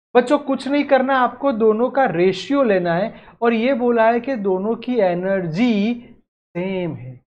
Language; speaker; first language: Hindi; non-native, local second language; Gujarati